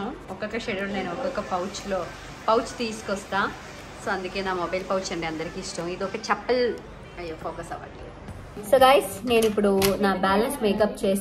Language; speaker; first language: Telugu; non-native, local second language; Malayalam